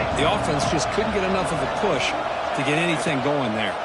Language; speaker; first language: English; native; English